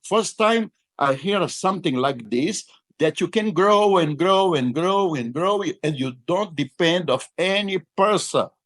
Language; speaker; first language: English; non-native, fluent; Portuguese